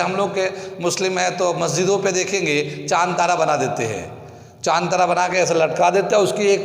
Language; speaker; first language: Hindi; native; Hindi